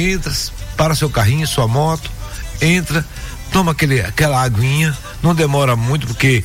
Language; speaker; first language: Portuguese; native; Portuguese